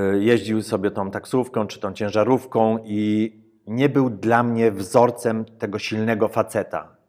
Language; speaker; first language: Polish; early bilingual, heritage; Polish